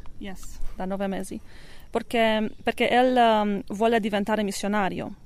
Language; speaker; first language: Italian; non-native, learner; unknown